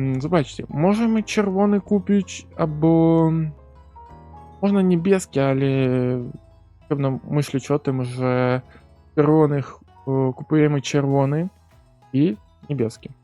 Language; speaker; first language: Polish; non-native, learner; Ukrainian